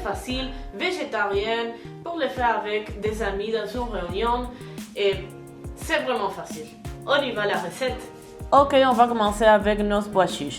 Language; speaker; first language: French; non-native, learner; Spanish